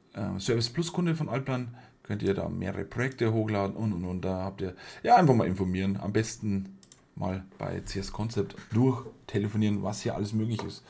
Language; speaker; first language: German; native; German